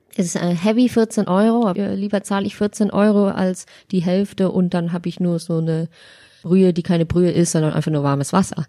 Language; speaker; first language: German; native; German